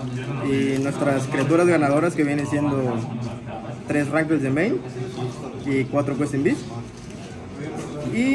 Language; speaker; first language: Spanish; native; Spanish